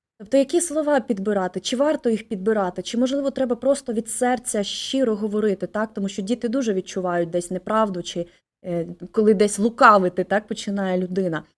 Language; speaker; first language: Ukrainian; native; Ukrainian